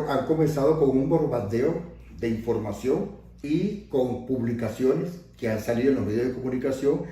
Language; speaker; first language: Spanish; native; Spanish